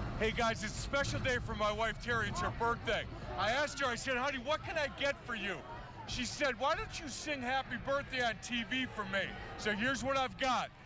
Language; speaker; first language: English; native; English